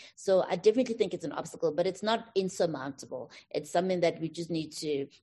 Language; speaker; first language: English; non-native, local second language; Tswana